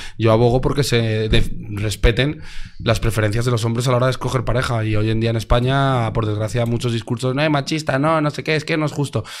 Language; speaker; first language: Spanish; native; Spanish